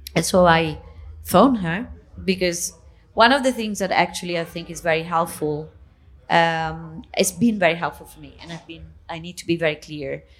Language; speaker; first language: English; non-native, fluent; Italian